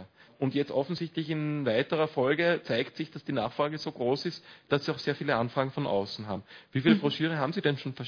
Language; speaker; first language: German; native; German